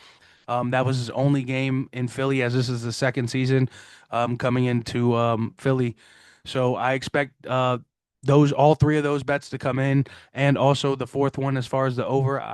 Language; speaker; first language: English; native; English